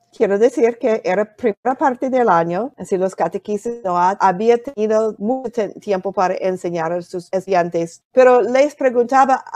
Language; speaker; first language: Spanish; non-native, fluent; English